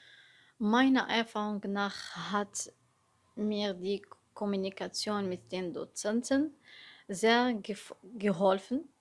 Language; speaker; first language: German; non-native, learner; Arabic